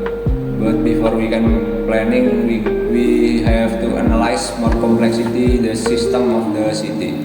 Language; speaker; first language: English; non-native, learner; Indonesian